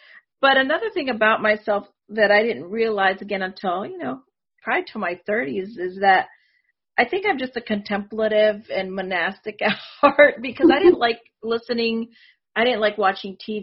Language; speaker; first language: English; early bilingual, other home language; Spanish